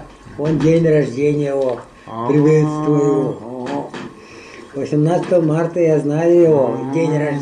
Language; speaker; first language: Russian; non-native, local second language; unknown